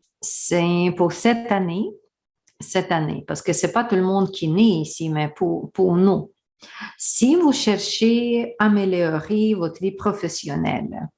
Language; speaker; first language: French; non-native, learner; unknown